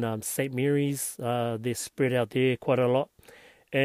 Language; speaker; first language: English; native; English